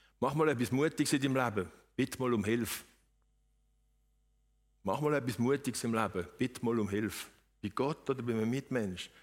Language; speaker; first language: German; native; German